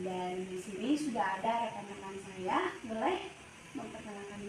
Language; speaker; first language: Indonesian; native; Indonesian